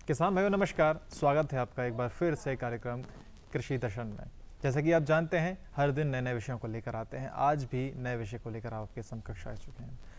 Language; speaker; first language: Hindi; native; Hindi